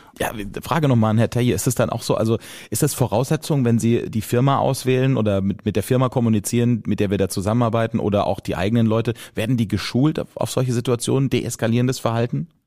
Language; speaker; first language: German; native; German